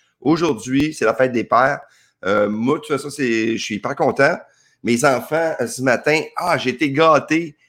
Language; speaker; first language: French; native; French